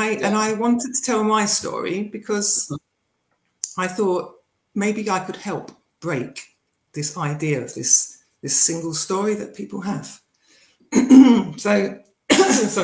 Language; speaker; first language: English; native; English